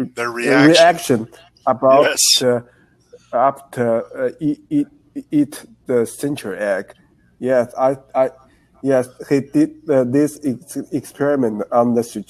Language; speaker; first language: English; non-native, learner; Chinese